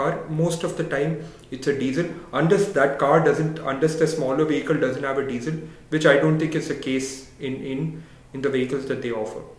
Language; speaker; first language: English; non-native, local second language; Tamil